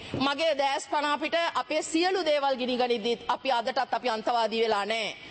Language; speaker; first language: Sinhala; non-native, local second language; Tamil